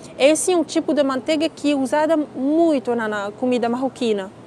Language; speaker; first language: Portuguese; non-native, learner; Arabic